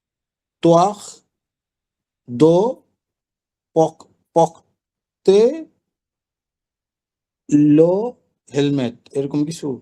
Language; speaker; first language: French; non-native, learner; Bangla